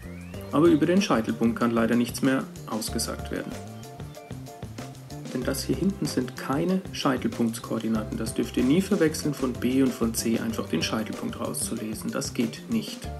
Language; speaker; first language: German; native; German